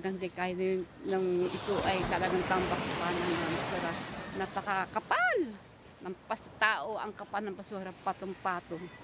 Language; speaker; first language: Filipino; native; Filipino